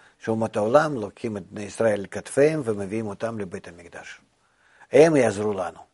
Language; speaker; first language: Hebrew; non-native, fluent; Russian